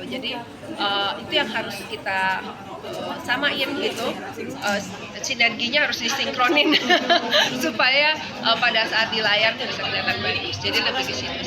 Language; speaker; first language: Indonesian; native; Indonesian